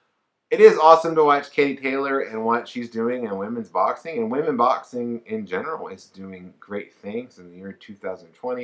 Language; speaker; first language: English; native; English